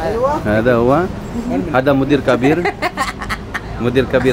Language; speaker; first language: Arabic; non-native, learner; Filipino